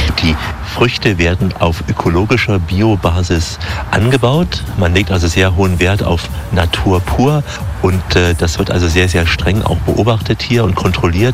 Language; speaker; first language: German; native; German